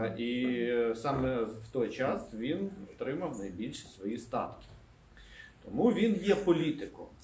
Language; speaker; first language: Ukrainian; non-native, local second language; Russian